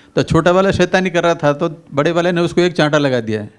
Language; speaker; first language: Hindi; native; Hindi